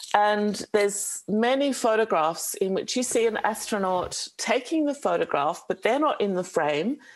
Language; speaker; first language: English; native; English